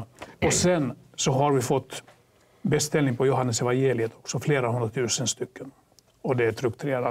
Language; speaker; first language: Swedish; non-native, fluent; Finnish